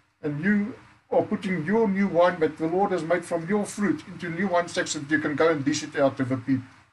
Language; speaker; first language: English; non-native, local second language; Afrikaans